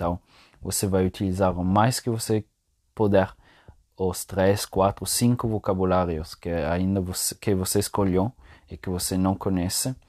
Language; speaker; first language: Portuguese; non-native, fluent; Italian